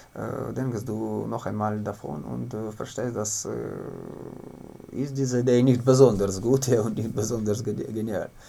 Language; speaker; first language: German; non-native, learner; Ukrainian